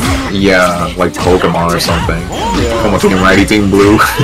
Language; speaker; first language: English; non-native, local second language; Spanish